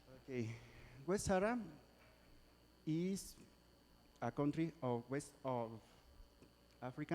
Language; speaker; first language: English; non-native, learner; Spanish